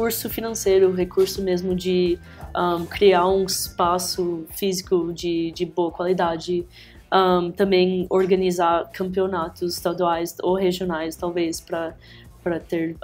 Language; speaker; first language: Portuguese; early bilingual, heritage; English